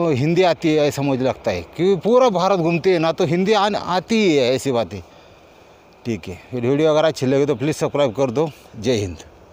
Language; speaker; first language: Hindi; non-native, local second language; Marathi